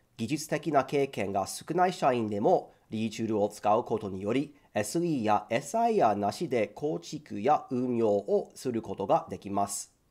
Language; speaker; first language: Japanese; non-native, fluent; English